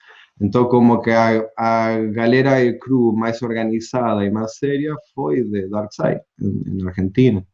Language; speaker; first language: Portuguese; non-native, learner; Spanish